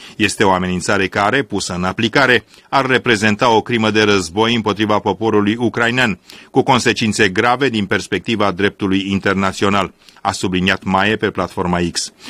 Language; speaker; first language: Romanian; native; Romanian